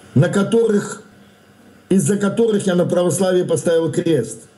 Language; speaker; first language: Russian; native; Russian